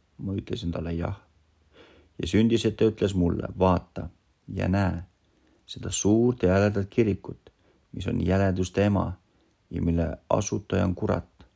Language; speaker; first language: Estonian; non-native, local second language; Russian